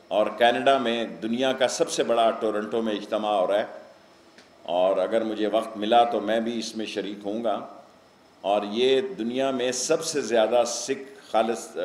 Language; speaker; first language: Urdu; non-native, local second language; Punjabi